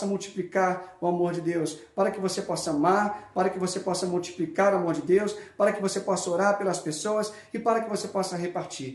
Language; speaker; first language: Portuguese; native; Portuguese